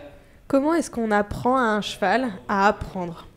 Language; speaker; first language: French; native; French